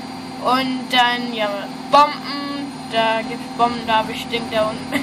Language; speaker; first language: German; non-native, fluent; English